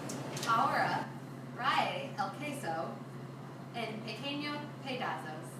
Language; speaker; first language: Spanish; non-native, learner; English